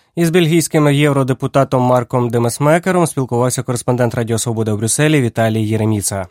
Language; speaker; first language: Ukrainian; native; Ukrainian